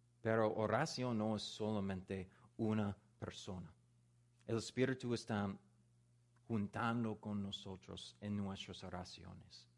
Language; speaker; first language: Spanish; non-native, learner; English